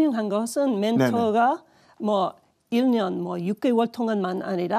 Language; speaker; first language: Korean; non-native, learner; English